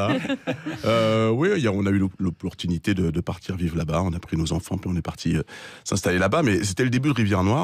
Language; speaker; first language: French; native; French